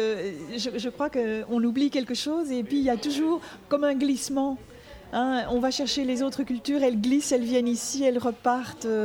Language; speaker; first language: French; native; French